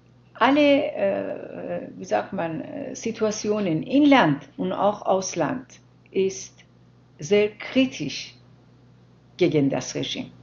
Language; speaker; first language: German; non-native, fluent; Persian